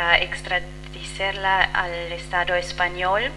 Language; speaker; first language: Spanish; non-native, fluent; French